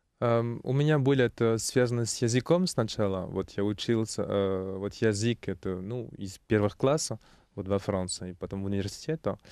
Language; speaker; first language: Russian; non-native, learner; French